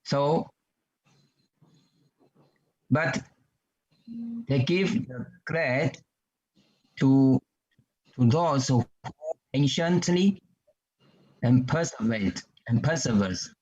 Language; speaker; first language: English; non-native, learner; Chinese